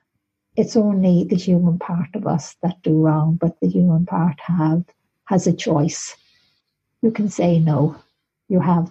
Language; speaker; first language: English; native; English